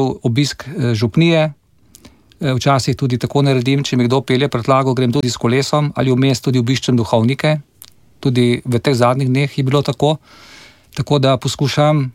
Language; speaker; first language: Slovenian; native; Slovenian